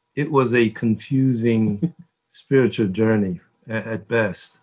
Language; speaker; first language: English; early bilingual, other home language; Korean